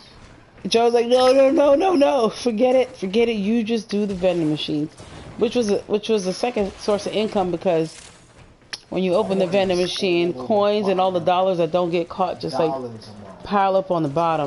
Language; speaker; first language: English; native; English